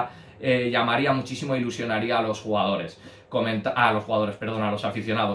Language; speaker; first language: Spanish; native; Spanish